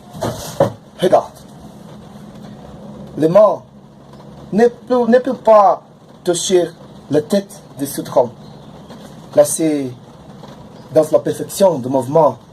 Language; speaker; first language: French; non-native, learner; Portuguese